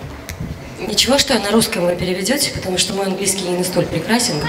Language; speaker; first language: Russian; native; Russian